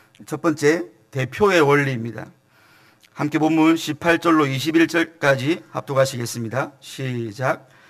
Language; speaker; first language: Korean; native; Korean